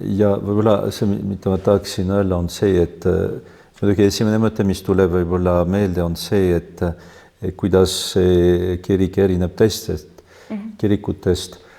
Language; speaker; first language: Estonian; non-native, fluent; French